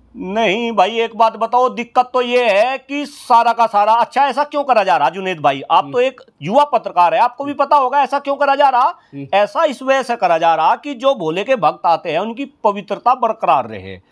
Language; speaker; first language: Hindi; native; Hindi